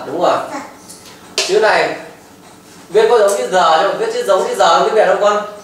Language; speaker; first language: Vietnamese; native; Vietnamese